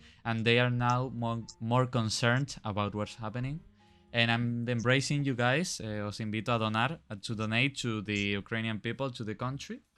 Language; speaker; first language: English; non-native, fluent; Spanish